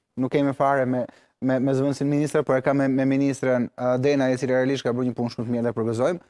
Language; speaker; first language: Albanian; native; Albanian